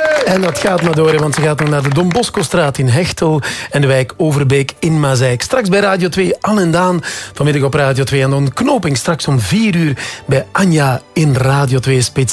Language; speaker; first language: Dutch; native; Dutch